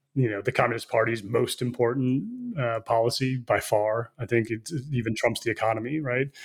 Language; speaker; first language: English; native; English